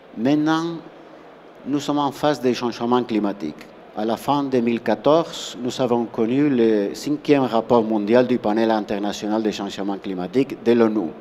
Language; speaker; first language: French; non-native, fluent; Spanish